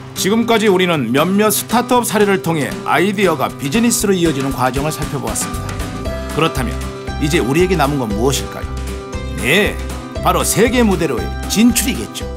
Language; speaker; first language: Korean; native; Korean